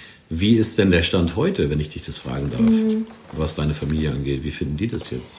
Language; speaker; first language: German; native; German